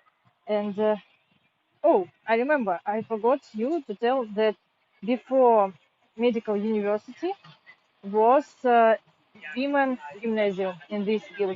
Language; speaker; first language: English; non-native, fluent; Russian